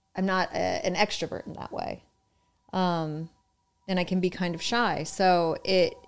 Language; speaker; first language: English; native; English